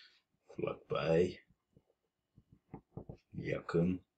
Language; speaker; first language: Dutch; non-native, fluent; Turkish